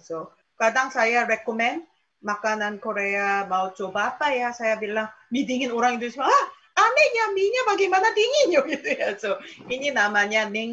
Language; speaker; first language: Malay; non-native, fluent; Korean